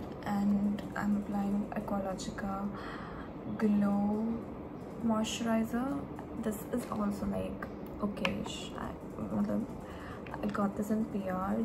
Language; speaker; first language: English; non-native, local second language; Hindi